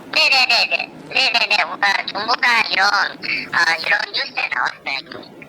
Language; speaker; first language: Korean; non-native, fluent; Chinese